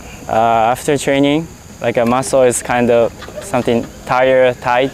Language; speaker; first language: English; non-native, learner; Japanese